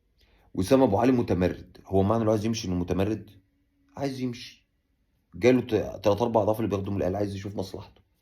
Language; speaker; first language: Arabic; native; Arabic